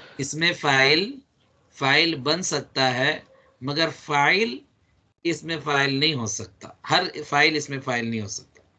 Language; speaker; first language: Urdu; native; Urdu